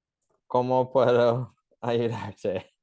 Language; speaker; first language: Spanish; early bilingual, heritage; English